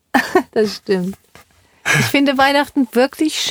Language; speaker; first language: German; native; German